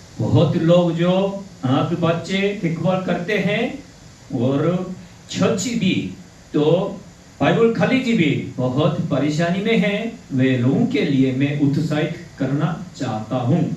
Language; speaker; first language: Hindi; non-native, fluent; Korean